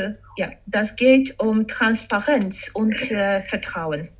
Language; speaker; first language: German; non-native, fluent; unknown